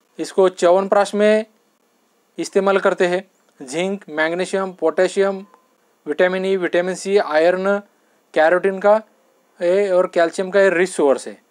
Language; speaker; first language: Hindi; non-native, local second language; Marathi